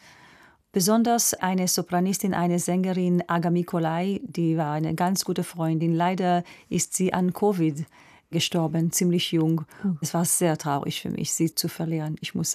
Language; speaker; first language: German; non-native, fluent; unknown